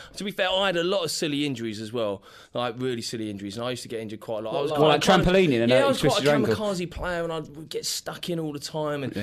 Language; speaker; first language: English; native; English